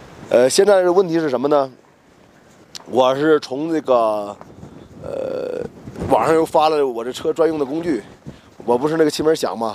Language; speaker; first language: Chinese; native; Chinese